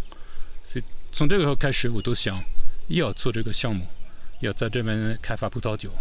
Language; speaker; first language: Chinese; non-native, fluent; French